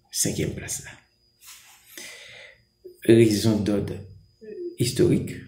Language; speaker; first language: French; non-native, local second language; Haitian Creole